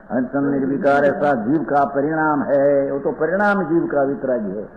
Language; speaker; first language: Hindi; non-native, local second language; Gujarati